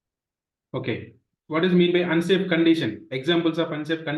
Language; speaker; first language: English; non-native, local second language; Telugu